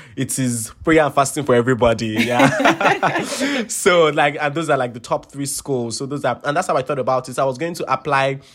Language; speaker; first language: English; non-native, local second language; Yoruba